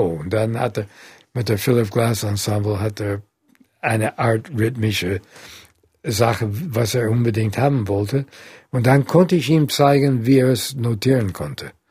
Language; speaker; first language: German; non-native, fluent; English